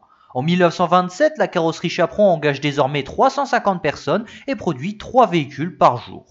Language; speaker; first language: French; native; French